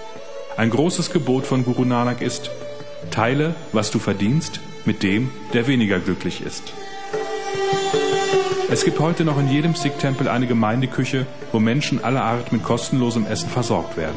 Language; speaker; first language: German; native; German